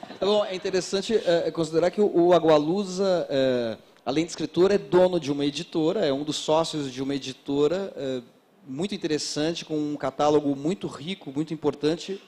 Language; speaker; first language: Portuguese; native; Portuguese